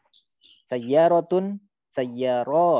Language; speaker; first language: Arabic; non-native, learner; Indonesian